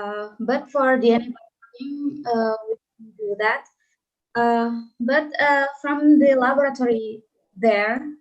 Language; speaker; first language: English; non-native, learner; Indonesian